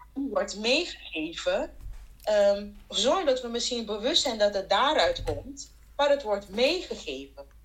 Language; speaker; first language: Dutch; non-native, local second language; Papiamento